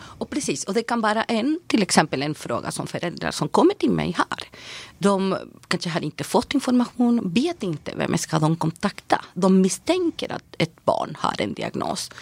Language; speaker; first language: Swedish; non-native, fluent; Spanish